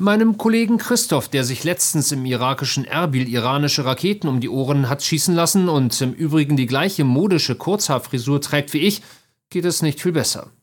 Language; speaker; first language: German; native; German